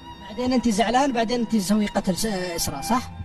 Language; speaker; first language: Arabic; native; Arabic